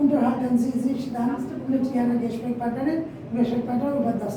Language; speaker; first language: German; non-native, learner; Bangla